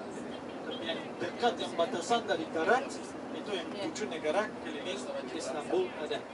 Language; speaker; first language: Indonesian; non-native, fluent; Turkish